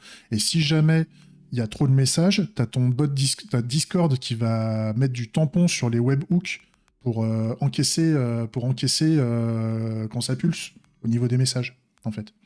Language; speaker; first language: French; native; French